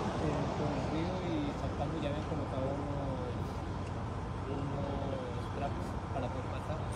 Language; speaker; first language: Spanish; native; Spanish